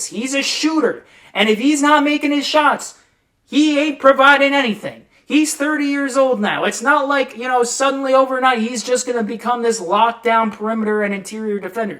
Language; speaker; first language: English; native; English